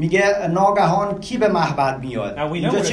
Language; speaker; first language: Persian; early bilingual, heritage; Persian